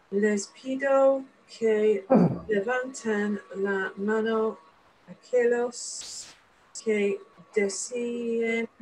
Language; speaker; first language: Spanish; non-native, learner; English